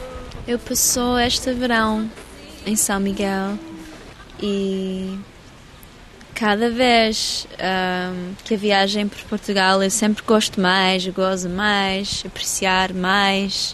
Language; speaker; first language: Portuguese; early bilingual, heritage; English